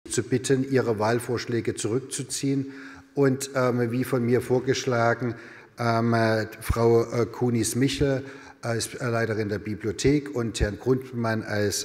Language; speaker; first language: German; native; German